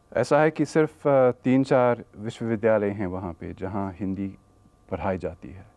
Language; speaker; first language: Hindi; non-native, fluent; English